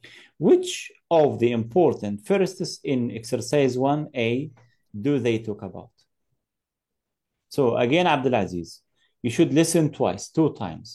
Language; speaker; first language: English; non-native, fluent; Arabic